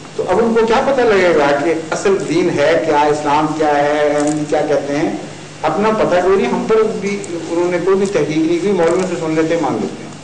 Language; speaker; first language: Urdu; native; Urdu